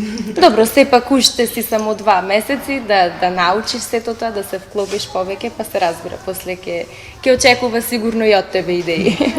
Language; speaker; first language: Macedonian; native; Macedonian